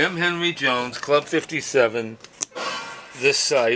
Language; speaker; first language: English; native; English